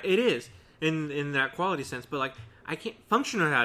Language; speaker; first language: English; early bilingual, other home language; Spanish